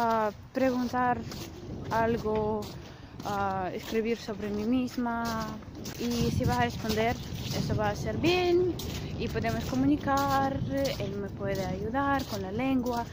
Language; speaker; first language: Spanish; non-native, fluent; Russian